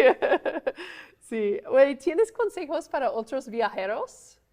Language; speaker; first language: Spanish; non-native, fluent; English